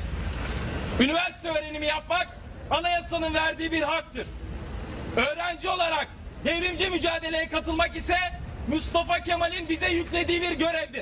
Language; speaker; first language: Turkish; native; Turkish